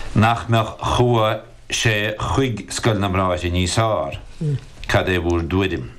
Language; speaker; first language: Irish; native; Irish